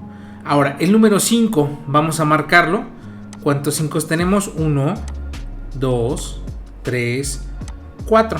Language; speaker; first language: Spanish; native; Spanish